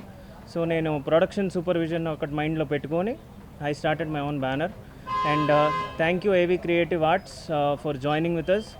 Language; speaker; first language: Telugu; native; Telugu